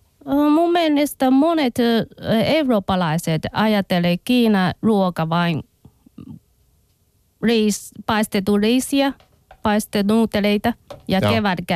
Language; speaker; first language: Finnish; non-native, learner; Chinese